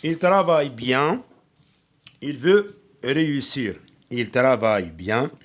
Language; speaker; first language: French; non-native, local second language; Arabic